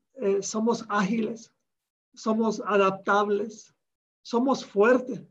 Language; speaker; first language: Spanish; early bilingual, heritage; Spanish